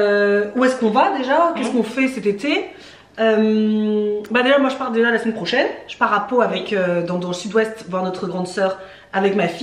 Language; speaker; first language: French; native; French